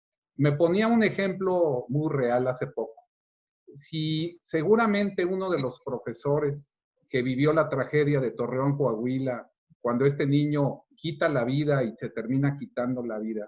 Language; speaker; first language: Spanish; native; Spanish